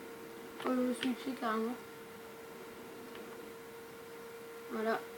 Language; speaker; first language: French; native; French